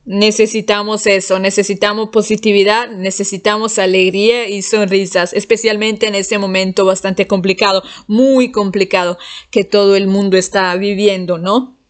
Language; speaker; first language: Spanish; non-native, fluent; Italian